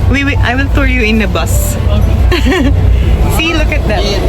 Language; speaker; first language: English; non-native, local second language; Filipino